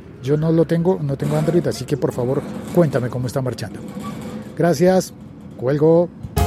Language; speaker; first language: Spanish; native; Spanish